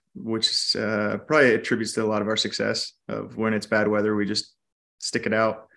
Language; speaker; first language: English; native; English